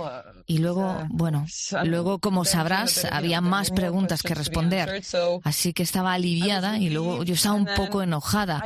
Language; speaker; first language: Spanish; non-native, fluent; French